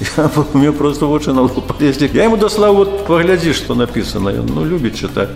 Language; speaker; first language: Belarusian; native; Belarusian